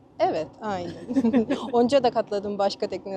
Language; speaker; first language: Turkish; non-native, fluent; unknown